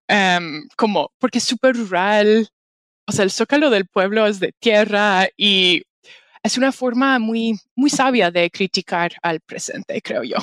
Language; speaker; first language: Spanish; non-native, fluent; English